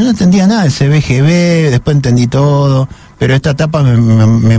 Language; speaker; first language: Spanish; native; Spanish